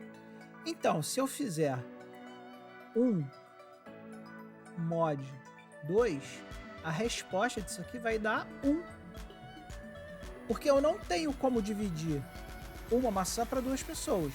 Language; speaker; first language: Portuguese; native; Portuguese